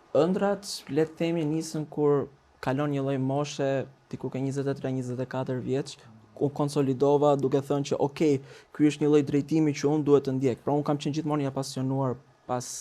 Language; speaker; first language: Albanian; native; Albanian